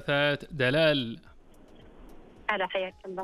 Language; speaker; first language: Arabic; native; Arabic